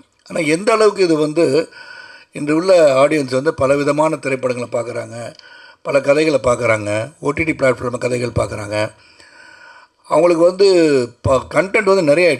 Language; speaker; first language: Tamil; native; Tamil